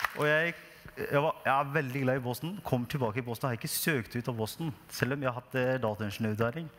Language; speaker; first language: Norwegian; non-native, fluent; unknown